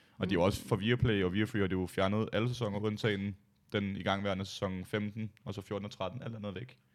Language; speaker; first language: Danish; native; Danish